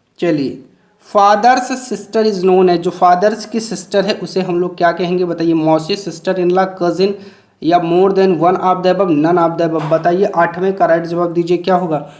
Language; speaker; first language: Hindi; native; Hindi